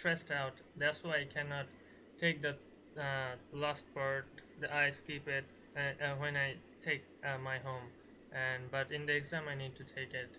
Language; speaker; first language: English; non-native, learner; Bangla